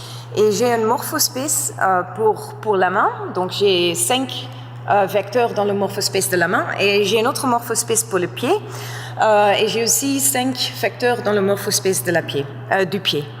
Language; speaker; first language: French; non-native, fluent; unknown